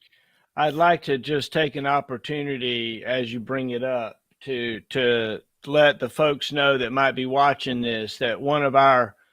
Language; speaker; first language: English; native; English